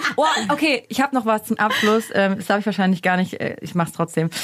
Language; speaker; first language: German; native; German